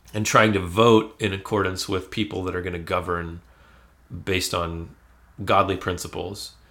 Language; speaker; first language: English; native; English